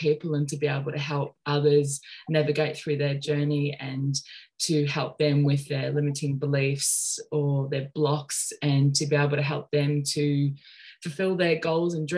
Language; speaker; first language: English; native; English